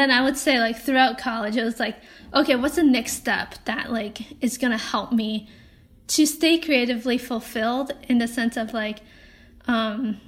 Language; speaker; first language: English; non-native, local second language; Cantonese